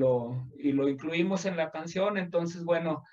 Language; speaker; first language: Spanish; native; Spanish